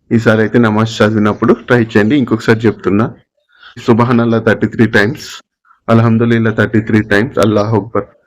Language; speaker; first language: Telugu; non-native, local second language; Urdu